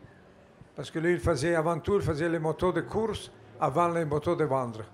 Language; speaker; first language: French; non-native, fluent; Italian